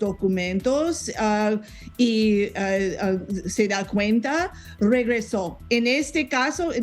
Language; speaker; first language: Spanish; non-native, learner; English